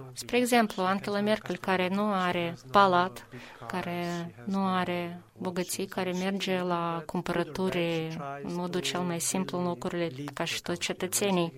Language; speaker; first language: Romanian; non-native, fluent; Albanian